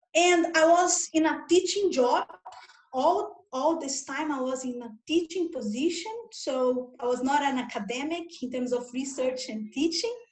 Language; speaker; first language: English; non-native, fluent; Portuguese